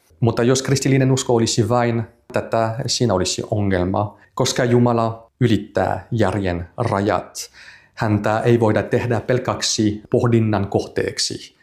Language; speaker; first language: Finnish; non-native, fluent; French